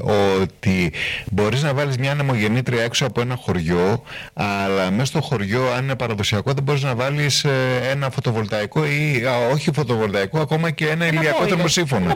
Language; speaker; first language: Greek; native; Greek